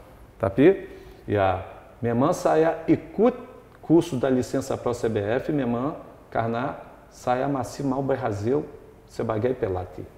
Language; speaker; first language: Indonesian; non-native, fluent; Portuguese